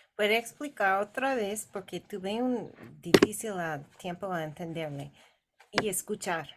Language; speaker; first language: Spanish; non-native, learner; English